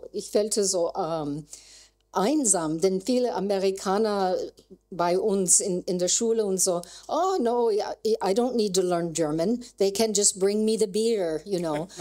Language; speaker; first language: German; non-native, learner; English